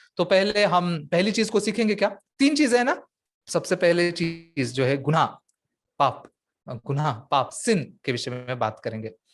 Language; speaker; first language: Hindi; non-native, local second language; Marathi